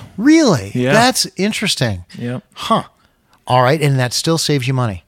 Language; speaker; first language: English; native; English